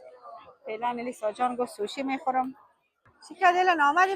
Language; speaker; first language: Persian; native; Persian